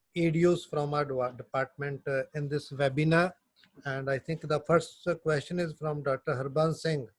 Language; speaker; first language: English; non-native, local second language; Punjabi